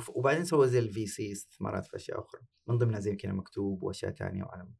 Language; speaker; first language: Arabic; native; Arabic